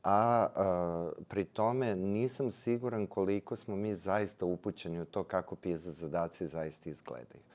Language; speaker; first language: Serbian; native; Serbian